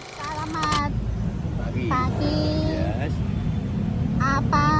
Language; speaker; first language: Indonesian; non-native, learner; Thai